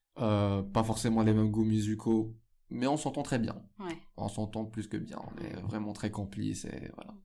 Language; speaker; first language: French; non-native, local second language; Arabic